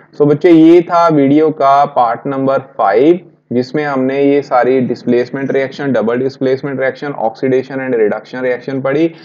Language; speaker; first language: Hindi; non-native, local second language; Punjabi